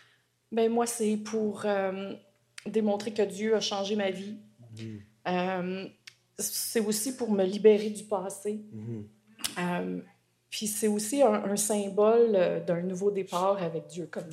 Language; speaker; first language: French; native; French